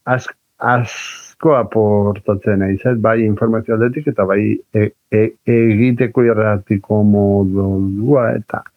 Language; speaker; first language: Basque; native; Basque